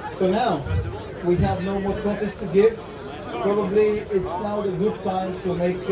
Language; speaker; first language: English; non-native, fluent; German